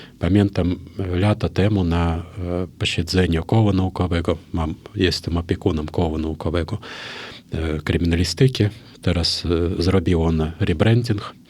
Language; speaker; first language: Polish; non-native, fluent; Russian